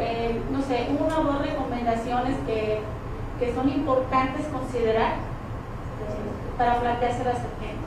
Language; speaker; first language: Spanish; native; Spanish